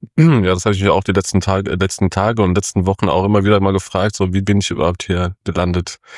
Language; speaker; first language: German; early bilingual, other home language; Kurdish